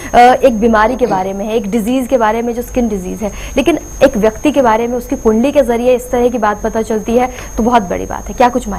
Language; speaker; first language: Hindi; native; Hindi